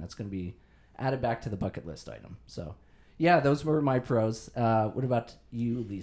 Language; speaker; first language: English; native; English